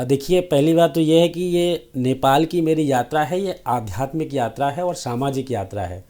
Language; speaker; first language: Hindi; native; Hindi